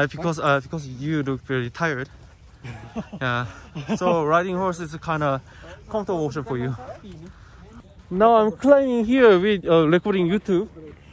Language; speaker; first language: English; non-native, learner; Korean